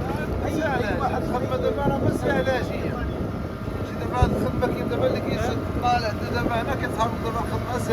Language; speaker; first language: Arabic; native; Arabic